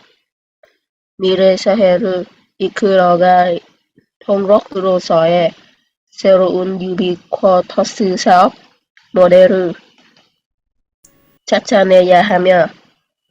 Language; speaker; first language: Korean; non-native, learner; Vietnamese